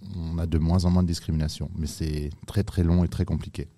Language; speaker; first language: French; native; French